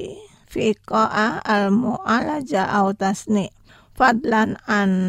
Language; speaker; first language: Arabic; non-native, fluent; Indonesian